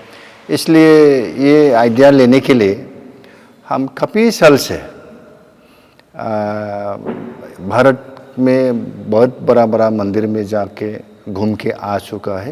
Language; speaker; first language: Hindi; non-native, local second language; Bodo